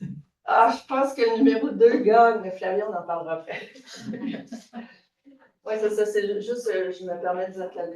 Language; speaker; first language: French; native; French